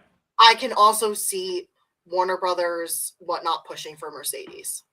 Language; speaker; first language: English; native; English